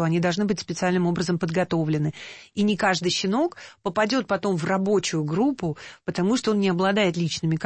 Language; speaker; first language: Russian; native; Russian